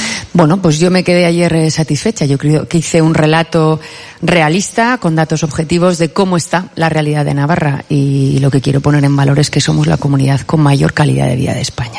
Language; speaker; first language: Spanish; native; Spanish